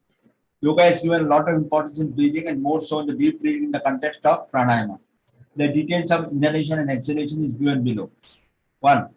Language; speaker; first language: English; non-native, local second language; Hindi